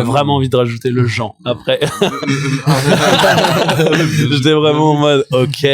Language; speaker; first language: French; native; French